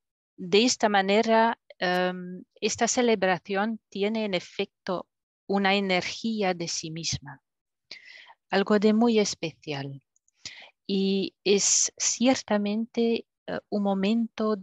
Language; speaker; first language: Spanish; non-native, fluent; French